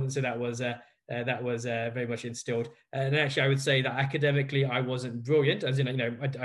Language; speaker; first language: English; native; English